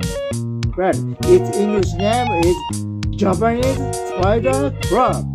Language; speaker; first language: English; non-native, learner; Japanese